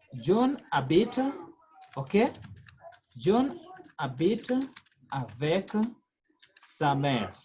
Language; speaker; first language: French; non-native, fluent; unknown